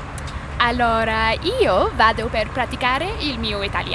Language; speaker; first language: Italian; non-native, learner; English